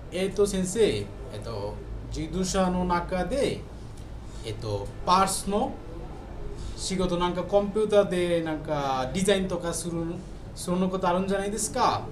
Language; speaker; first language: Japanese; non-native, learner; Bangla